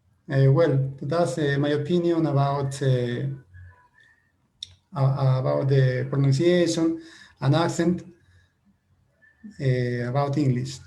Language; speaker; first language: English; non-native, fluent; Spanish